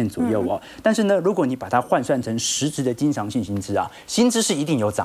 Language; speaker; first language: Chinese; native; Chinese